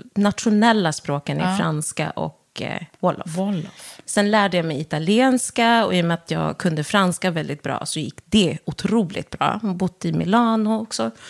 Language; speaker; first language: Swedish; early bilingual, other home language; Wolof